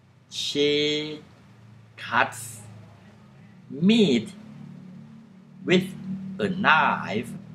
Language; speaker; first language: English; non-native, fluent; Thai